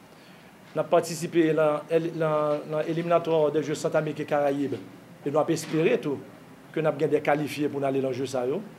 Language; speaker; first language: French; non-native, local second language; Haitian Creole